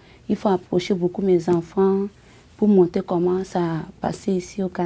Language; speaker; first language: French; non-native, learner; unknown